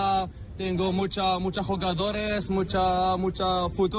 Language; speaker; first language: Spanish; non-native, learner; Arabic